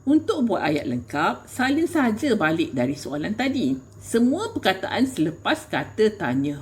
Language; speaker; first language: Malay; native; Malay